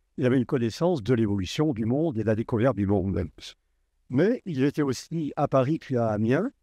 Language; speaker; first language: French; native; French